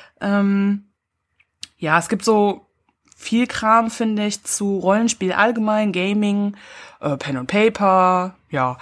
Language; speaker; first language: German; native; German